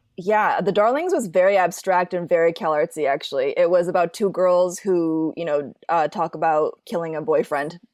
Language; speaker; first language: English; native; English